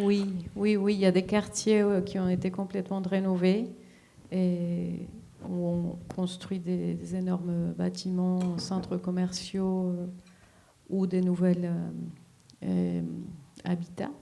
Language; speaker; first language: French; non-native, fluent; Spanish